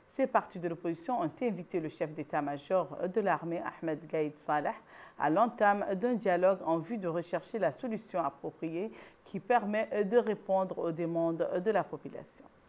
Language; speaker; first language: French; non-native, local second language; Arabic